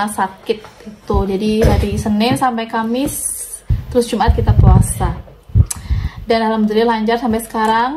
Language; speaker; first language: Indonesian; non-native, local second language; Javanese